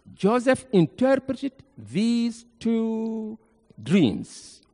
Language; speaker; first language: English; non-native, fluent; Arabic